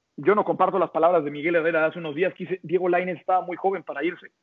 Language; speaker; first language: Spanish; native; Spanish